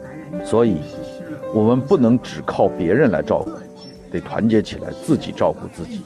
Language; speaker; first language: Chinese; native; Chinese